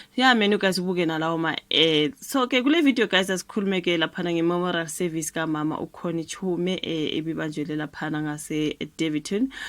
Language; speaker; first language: Zulu; native; Zulu